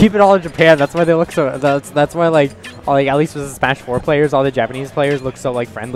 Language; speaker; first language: English; native; English